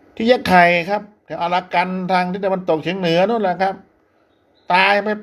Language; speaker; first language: Thai; native; Thai